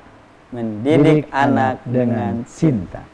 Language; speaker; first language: Indonesian; native; Indonesian